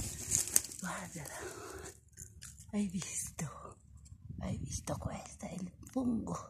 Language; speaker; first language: Italian; non-native, learner; Filipino